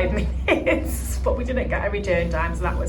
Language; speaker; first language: English; native; English